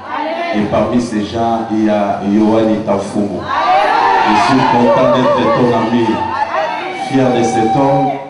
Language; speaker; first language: French; non-native, local second language; Lingala